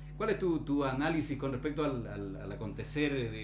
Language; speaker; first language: Spanish; native; Spanish